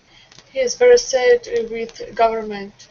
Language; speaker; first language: English; non-native, learner; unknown